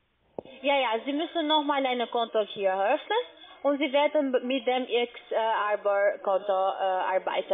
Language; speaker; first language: German; non-native, learner; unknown